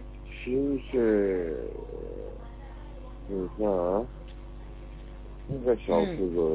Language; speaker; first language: Chinese; non-native, learner; Korean